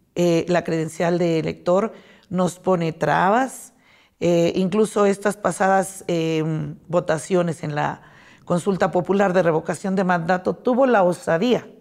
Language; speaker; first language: Spanish; native; Spanish